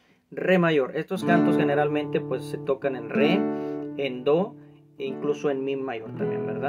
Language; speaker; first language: Spanish; native; Spanish